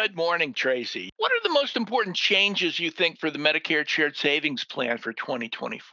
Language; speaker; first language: English; native; English